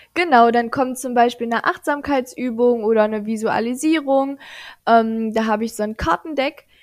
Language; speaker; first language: German; native; German